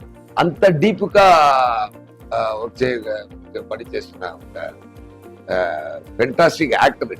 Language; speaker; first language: Telugu; non-native, fluent; Tamil